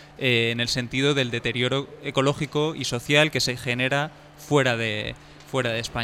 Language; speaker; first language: Spanish; native; Spanish